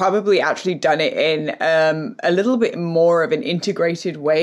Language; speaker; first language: English; native; English